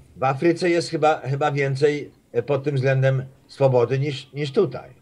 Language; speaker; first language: Polish; native; Polish